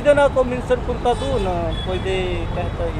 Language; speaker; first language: Filipino; non-native, learner; Punjabi